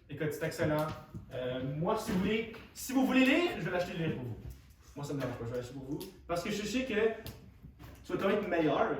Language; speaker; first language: French; native; French